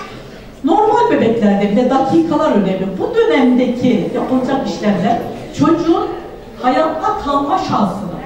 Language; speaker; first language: Turkish; native; Turkish